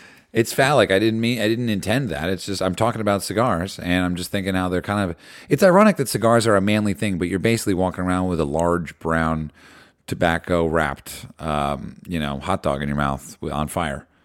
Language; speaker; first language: English; native; English